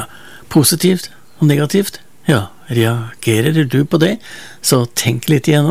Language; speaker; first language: Norwegian; native; Norwegian